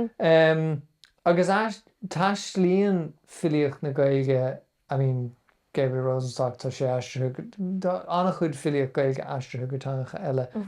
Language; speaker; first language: Irish; native; Irish